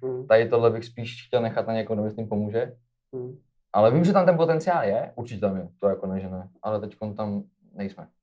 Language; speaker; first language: Czech; native; Czech